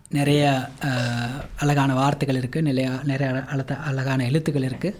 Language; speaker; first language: Tamil; non-native, local second language; Sinhala